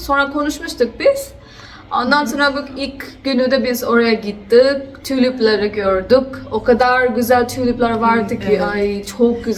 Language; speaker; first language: Turkish; non-native, learner; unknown